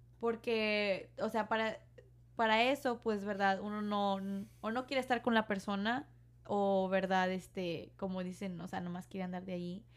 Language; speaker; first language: Spanish; early bilingual, heritage; Spanish